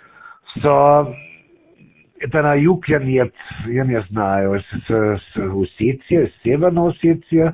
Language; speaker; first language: Russian; non-native, learner; German